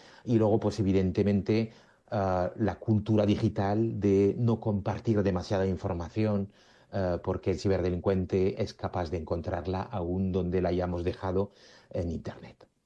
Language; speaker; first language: Spanish; native; Spanish